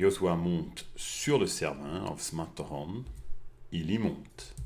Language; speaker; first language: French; non-native, fluent; German